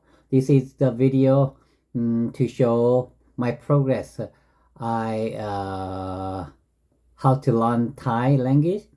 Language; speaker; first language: English; non-native, learner; Korean